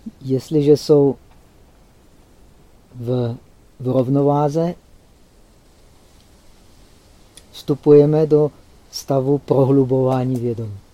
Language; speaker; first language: Czech; native; Czech